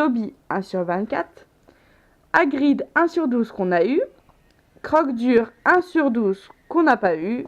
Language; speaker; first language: French; native; French